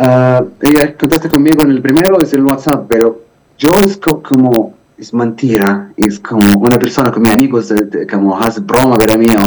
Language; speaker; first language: Spanish; non-native, learner; Arabic